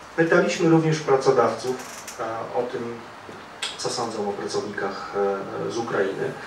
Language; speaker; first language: Polish; native; Polish